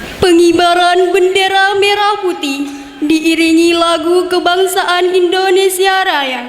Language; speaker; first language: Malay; non-native, local second language; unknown